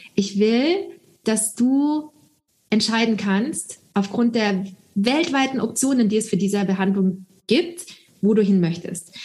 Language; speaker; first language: German; early bilingual, other home language; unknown